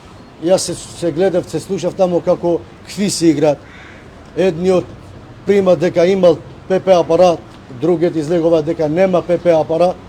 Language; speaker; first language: Macedonian; non-native, local second language; Albanian